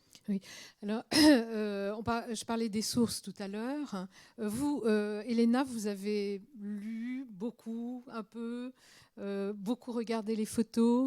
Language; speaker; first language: French; native; French